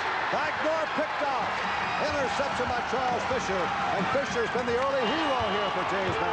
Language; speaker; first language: English; native; English